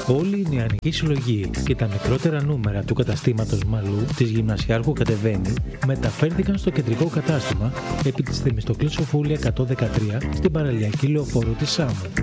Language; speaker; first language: Greek; native; Greek